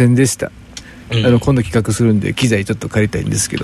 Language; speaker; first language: Japanese; native; Japanese